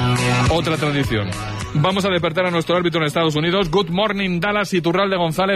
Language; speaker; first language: Spanish; native; Spanish